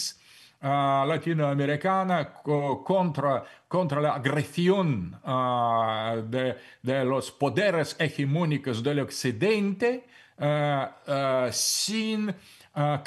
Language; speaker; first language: Spanish; non-native, fluent; Russian